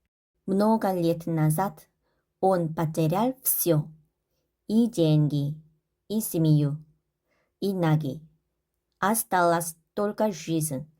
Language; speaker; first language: Russian; non-native, fluent; Korean